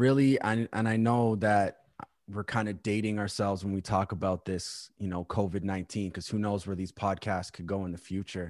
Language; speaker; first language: English; native; English